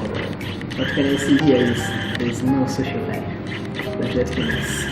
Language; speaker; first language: English; non-native, local second language; Swahili